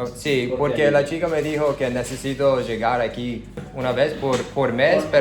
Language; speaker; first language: Spanish; non-native, learner; English